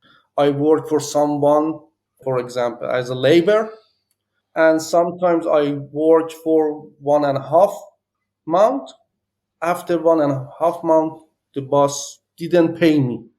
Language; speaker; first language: English; non-native, learner; Persian